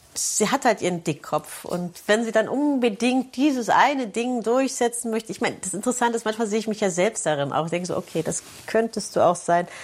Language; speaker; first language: German; native; German